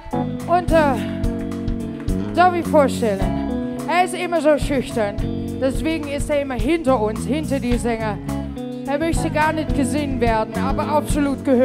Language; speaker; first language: German; non-native, fluent; Dutch